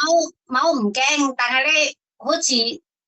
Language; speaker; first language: Cantonese; non-native, learner; Indonesian